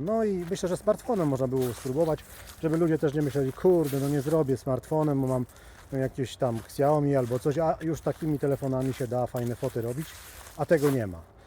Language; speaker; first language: Polish; native; Polish